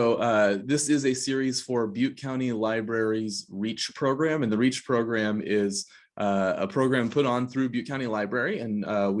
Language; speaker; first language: English; native; English